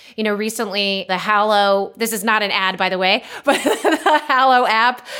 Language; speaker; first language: English; native; English